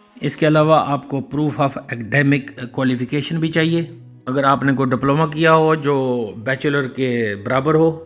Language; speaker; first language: Urdu; native; Urdu